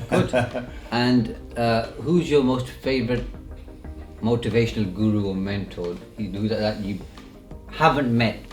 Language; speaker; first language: English; native; English